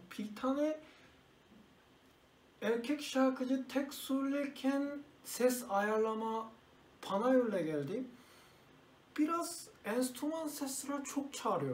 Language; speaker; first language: Turkish; non-native, learner; Korean